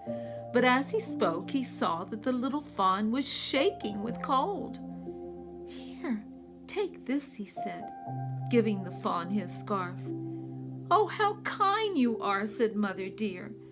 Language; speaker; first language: English; native; English